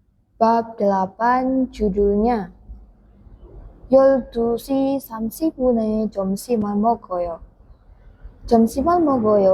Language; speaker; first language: Korean; non-native, fluent; Indonesian